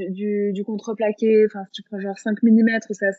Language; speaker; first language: French; native; French